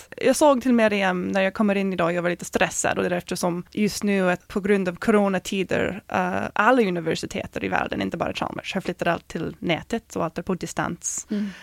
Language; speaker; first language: Swedish; non-native, fluent; English